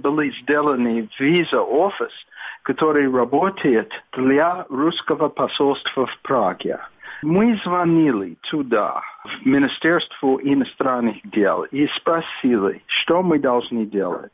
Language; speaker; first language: Russian; non-native, fluent; English